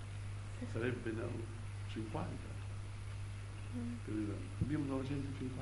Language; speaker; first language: Italian; early bilingual, heritage; Italian